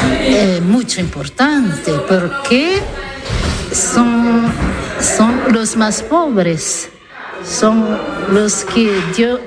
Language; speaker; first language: Spanish; non-native, learner; French